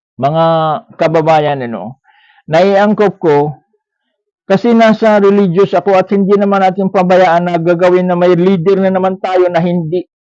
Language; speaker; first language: Filipino; non-native, local second language; Cebuano